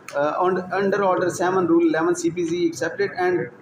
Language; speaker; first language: English; non-native, local second language; Urdu